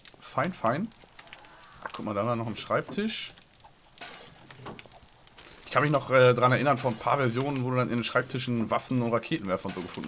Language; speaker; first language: German; native; German